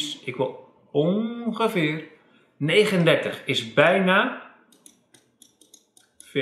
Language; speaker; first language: Dutch; native; Dutch